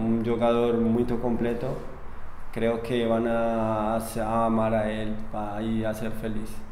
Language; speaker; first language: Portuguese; non-native, learner; Spanish